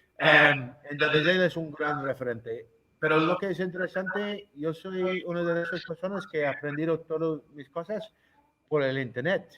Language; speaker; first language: Spanish; non-native, fluent; English